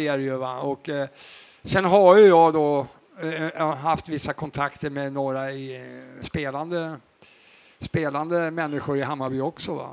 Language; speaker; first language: Swedish; native; Swedish